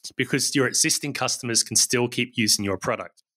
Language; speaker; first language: English; native; English